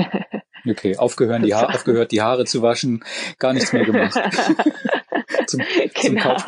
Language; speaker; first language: German; native; German